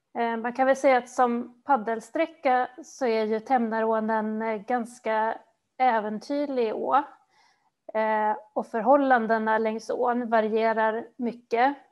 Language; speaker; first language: Swedish; native; Swedish